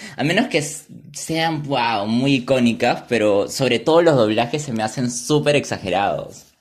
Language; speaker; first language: Spanish; native; Spanish